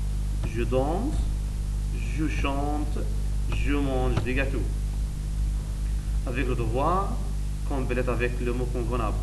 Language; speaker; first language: French; non-native, learner; Arabic